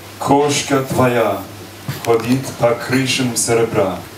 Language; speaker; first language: Russian; non-native, learner; English